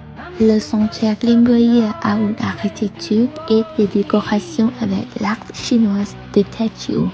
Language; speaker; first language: French; non-native, learner; Thai